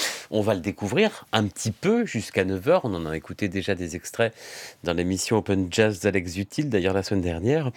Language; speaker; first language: French; native; French